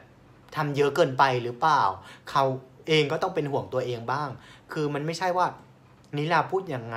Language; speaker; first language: Thai; non-native, fluent; Vietnamese